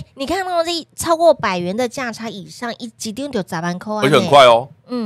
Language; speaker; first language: Chinese; native; Chinese